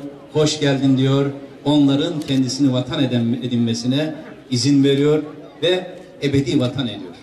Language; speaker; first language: Turkish; native; Turkish